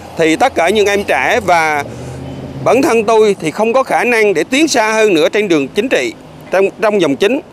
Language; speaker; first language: Vietnamese; native; Vietnamese